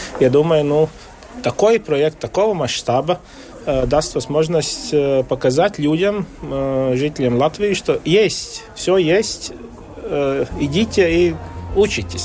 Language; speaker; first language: Russian; non-native, local second language; Latvian